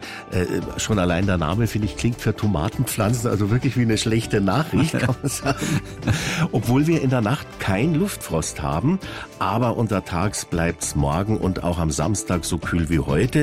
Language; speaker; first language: German; native; German